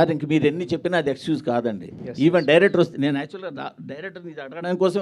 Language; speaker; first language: Telugu; native; Telugu